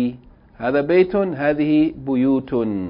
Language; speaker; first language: Arabic; non-native, fluent; English